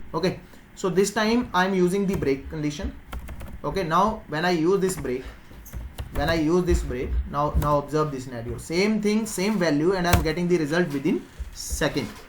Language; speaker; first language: English; non-native, local second language; Hindi